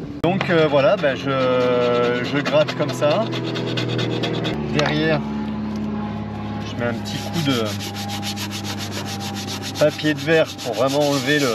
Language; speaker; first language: French; native; French